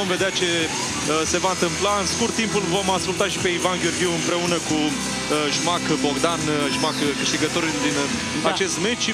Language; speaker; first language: Romanian; native; Romanian